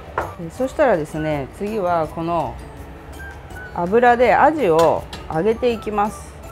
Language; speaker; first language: Japanese; native; Japanese